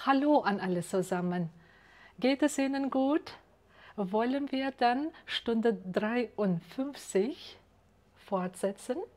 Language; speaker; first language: German; non-native, fluent; Uzbek